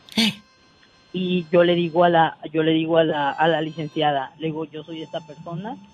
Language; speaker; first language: Spanish; native; Spanish